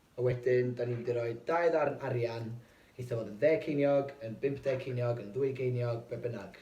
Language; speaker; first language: Welsh; native; Welsh